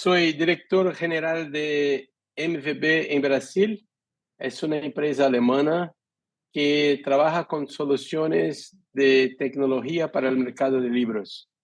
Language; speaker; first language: Spanish; non-native, fluent; Portuguese